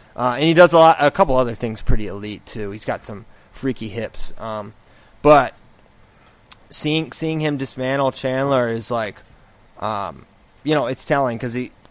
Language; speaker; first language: English; native; English